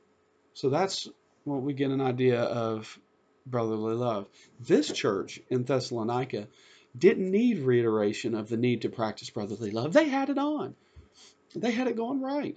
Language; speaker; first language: English; native; English